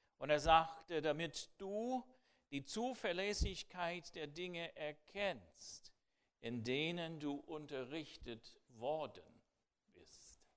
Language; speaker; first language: German; non-native, fluent; English